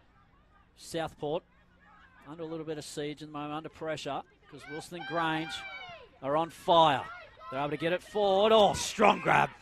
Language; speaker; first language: English; native; English